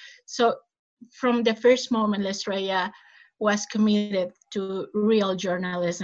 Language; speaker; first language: English; non-native, fluent; Spanish